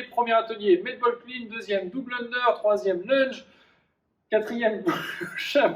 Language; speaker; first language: French; native; French